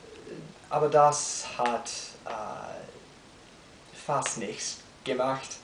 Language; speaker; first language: German; non-native, learner; English